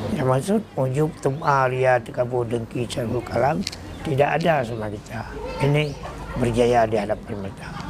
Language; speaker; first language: Malay; non-native, local second language; Achinese